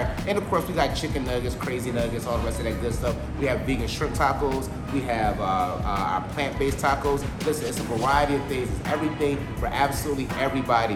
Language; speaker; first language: English; native; English